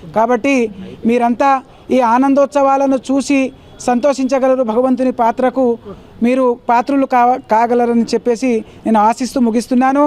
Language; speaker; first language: Telugu; non-native, local second language; Lambadi